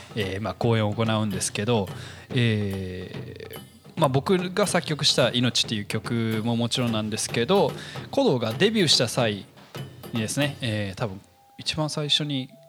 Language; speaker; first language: Japanese; native; Japanese